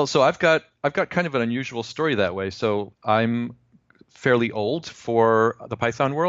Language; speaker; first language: English; native; English